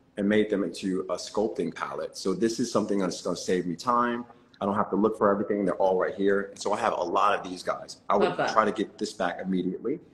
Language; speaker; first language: English; native; English